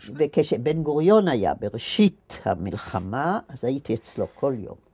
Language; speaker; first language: Hebrew; native; Hebrew